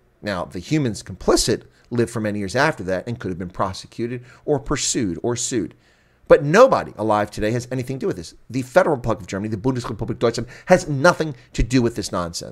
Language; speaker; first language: English; native; English